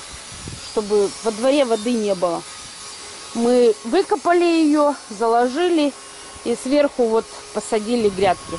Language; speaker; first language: Russian; native; Russian